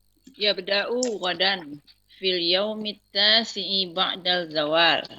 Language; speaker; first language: Arabic; non-native, learner; Indonesian